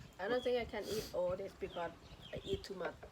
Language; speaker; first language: English; non-native, learner; Thai